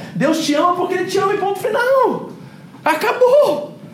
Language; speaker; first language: Portuguese; early bilingual, other home language; English